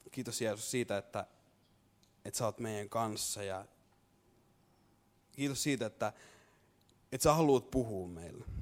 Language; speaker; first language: Finnish; native; Finnish